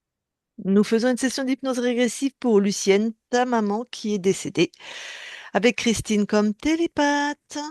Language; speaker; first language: French; native; French